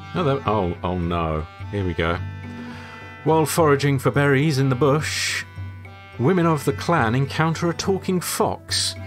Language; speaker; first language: English; native; English